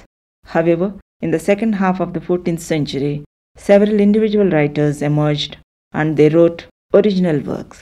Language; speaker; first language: English; non-native, local second language; Telugu